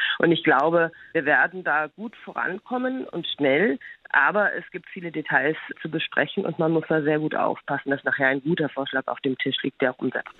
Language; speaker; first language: German; native; German